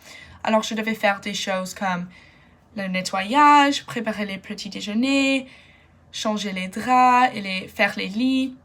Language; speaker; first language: French; non-native, fluent; English